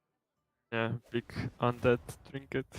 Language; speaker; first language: English; non-native, learner; Slovenian